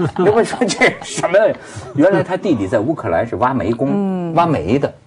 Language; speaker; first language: Chinese; native; Chinese